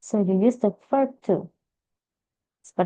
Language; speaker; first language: English; non-native, fluent; Indonesian